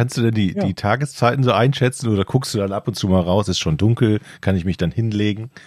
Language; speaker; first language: German; native; German